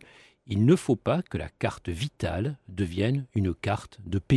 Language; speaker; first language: French; native; French